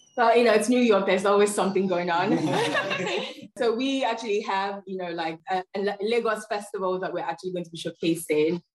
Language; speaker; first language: English; non-native, local second language; Yoruba